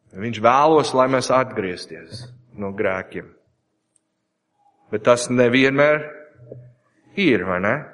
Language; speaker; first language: Latvian; non-native, learner; English